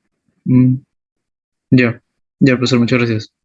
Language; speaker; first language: Spanish; native; Spanish